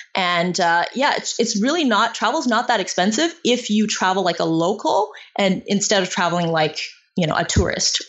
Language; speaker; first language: English; non-native, fluent; Chinese